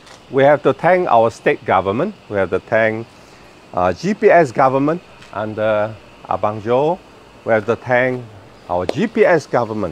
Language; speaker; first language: English; non-native, local second language; Chinese